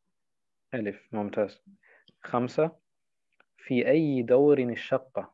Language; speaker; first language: Arabic; non-native, fluent; German